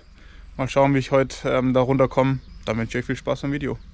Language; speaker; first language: German; native; German